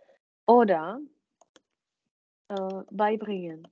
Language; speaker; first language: German; non-native, fluent; Czech